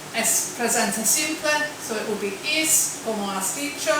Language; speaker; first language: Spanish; non-native, fluent; English